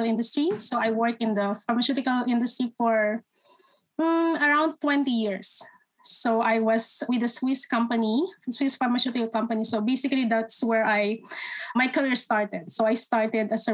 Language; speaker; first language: English; non-native, local second language; Filipino